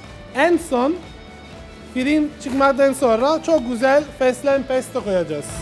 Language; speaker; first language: Turkish; non-native, learner; Italian